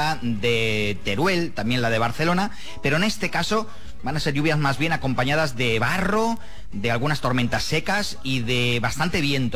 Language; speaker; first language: Spanish; native; Spanish